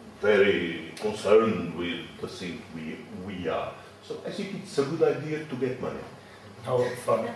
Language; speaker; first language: English; non-native, fluent; Portuguese